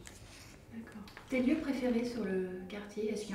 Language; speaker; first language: French; native; French